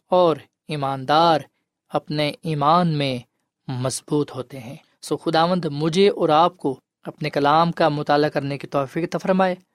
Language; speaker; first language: Urdu; non-native, local second language; Punjabi